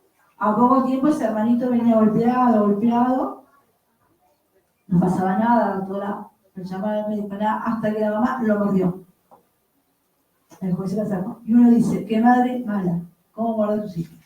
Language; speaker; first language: Spanish; native; Spanish